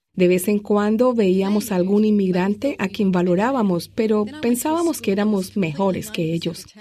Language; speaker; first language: Spanish; non-native, fluent; English